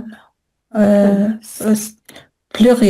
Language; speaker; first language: French; non-native, learner; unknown